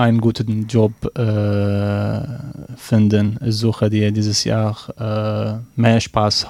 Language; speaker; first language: German; non-native, learner; Arabic